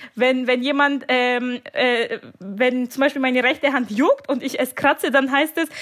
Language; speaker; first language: German; native; German